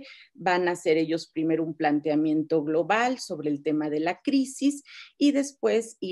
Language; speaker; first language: Spanish; native; Spanish